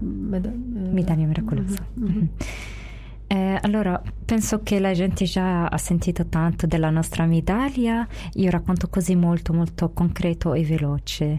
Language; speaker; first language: Italian; non-native, fluent; Arabic